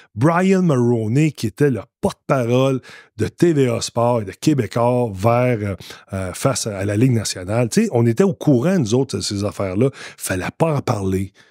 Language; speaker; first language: French; native; French